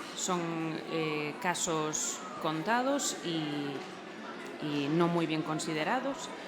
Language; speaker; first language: Spanish; non-native, local second language; Galician